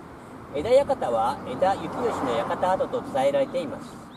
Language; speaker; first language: Japanese; native; Japanese